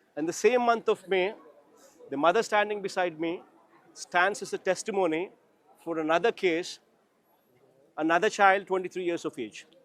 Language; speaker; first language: English; non-native, local second language; Telugu